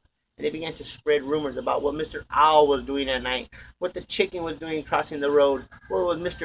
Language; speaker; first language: English; native; English